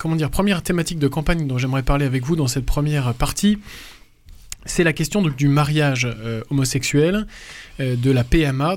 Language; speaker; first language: French; native; French